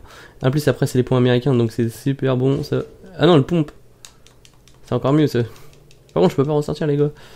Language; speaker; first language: French; native; French